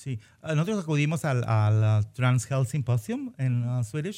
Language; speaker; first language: Spanish; native; Spanish